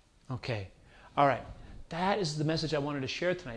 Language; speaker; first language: English; native; English